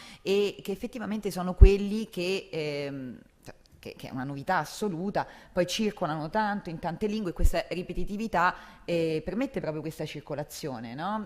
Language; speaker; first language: Italian; native; Italian